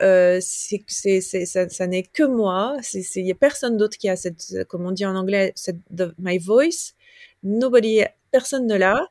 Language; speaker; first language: French; native; French